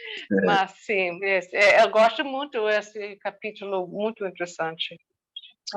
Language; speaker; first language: Portuguese; non-native, learner; English